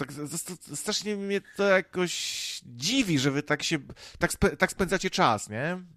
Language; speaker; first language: Polish; native; Polish